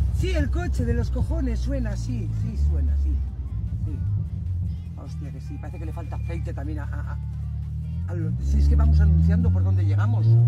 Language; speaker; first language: Spanish; native; Spanish